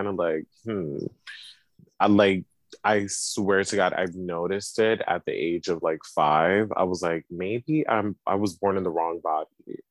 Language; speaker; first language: English; native; English